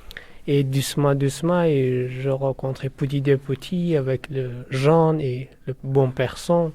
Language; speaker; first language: French; non-native, learner; Persian